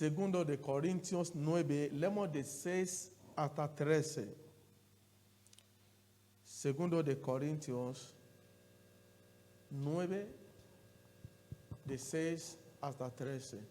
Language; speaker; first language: Spanish; non-native, learner; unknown